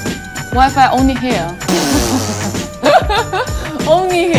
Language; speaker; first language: English; non-native, learner; Chinese